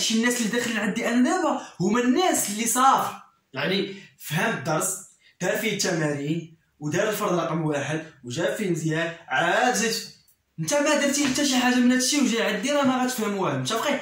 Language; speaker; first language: Arabic; native; Arabic